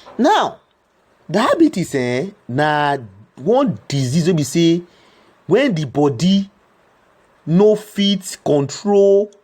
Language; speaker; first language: Nigerian Pidgin; non-native, local second language; Igbo